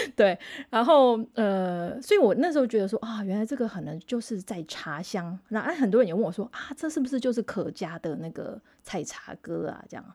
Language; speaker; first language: Chinese; non-native, local second language; Min Nan Chinese